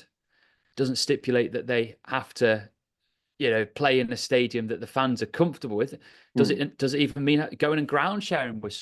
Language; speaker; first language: English; native; English